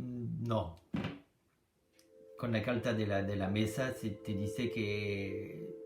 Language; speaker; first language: Spanish; non-native, learner; French